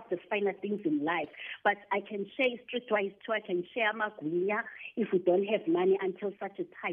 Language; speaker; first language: English; non-native, local second language; Zulu